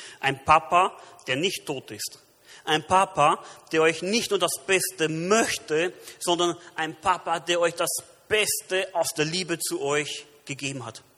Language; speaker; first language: German; early bilingual, other home language; Romanian